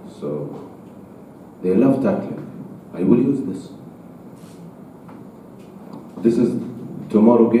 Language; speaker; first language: English; non-native, learner; Arabic